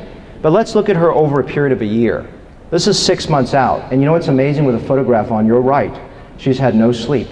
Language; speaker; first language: English; native; English